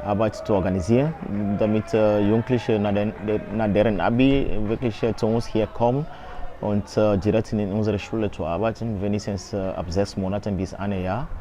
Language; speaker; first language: German; non-native, fluent; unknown